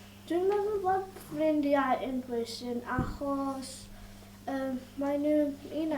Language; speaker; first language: Welsh; non-native, learner; Lithuanian